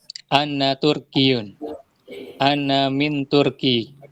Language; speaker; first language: Arabic; non-native, learner; Indonesian